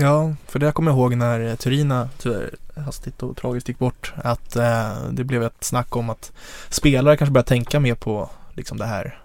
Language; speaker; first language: Swedish; native; Swedish